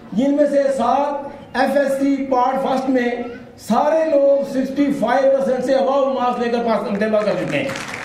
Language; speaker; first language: Urdu; non-native, local second language; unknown